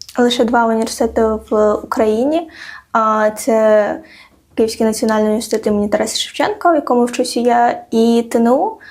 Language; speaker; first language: Ukrainian; non-native, local second language; Crimean Tatar